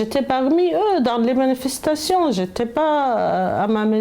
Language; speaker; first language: French; non-native, fluent; Arabic